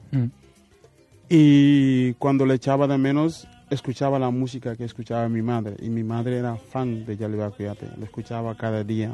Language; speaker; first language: Spanish; non-native, fluent; Wolof